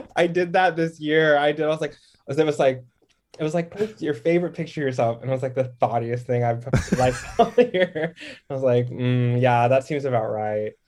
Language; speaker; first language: English; native; English